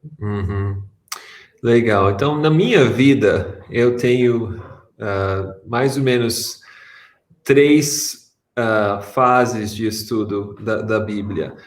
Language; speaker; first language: Portuguese; non-native, fluent; English